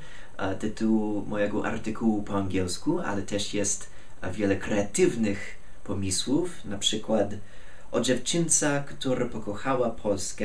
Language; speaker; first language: Polish; non-native, fluent; English